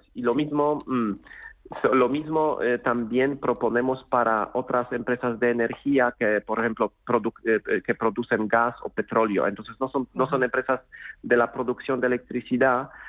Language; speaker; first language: Spanish; non-native, fluent; Polish